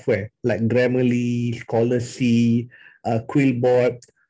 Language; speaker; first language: English; non-native, local second language; Tamil